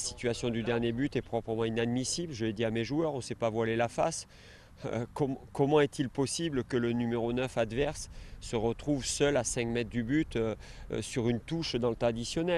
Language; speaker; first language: French; native; French